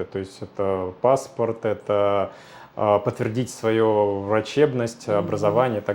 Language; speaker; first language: Russian; native; Russian